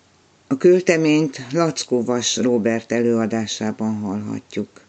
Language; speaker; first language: Hungarian; native; Hungarian